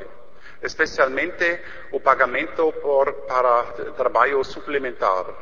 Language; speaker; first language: Portuguese; non-native, learner; German